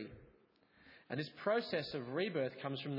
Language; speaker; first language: English; native; English